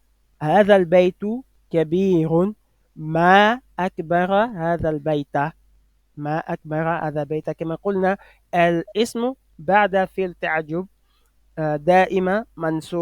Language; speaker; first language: Arabic; non-native, fluent; French